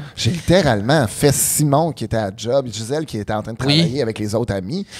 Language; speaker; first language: French; native; French